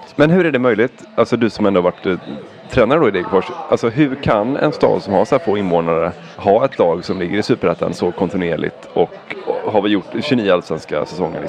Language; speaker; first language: Swedish; native; Swedish